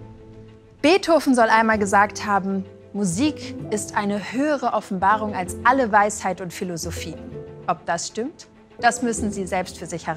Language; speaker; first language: German; native; German